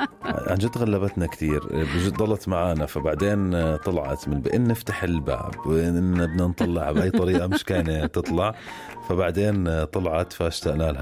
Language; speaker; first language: Arabic; native; Arabic